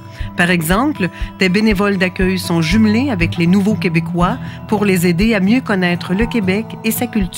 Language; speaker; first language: French; native; French